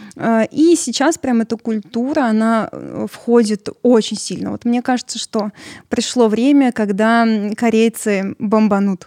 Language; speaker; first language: Russian; early bilingual, other home language; Georgian